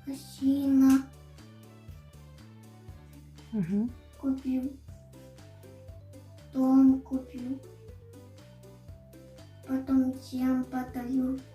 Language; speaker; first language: Russian; non-native, local second language; Kazakh